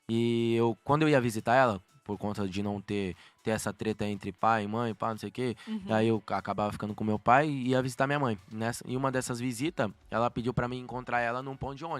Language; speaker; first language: Portuguese; native; Portuguese